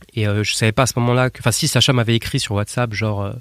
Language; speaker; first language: French; native; French